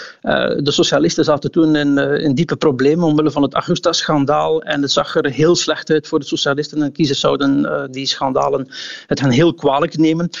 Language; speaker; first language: Dutch; native; Dutch